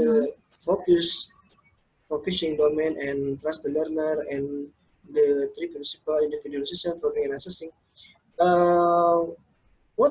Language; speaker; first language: English; non-native, learner; Indonesian